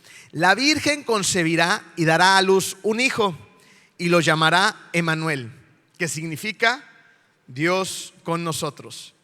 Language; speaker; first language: Spanish; native; Spanish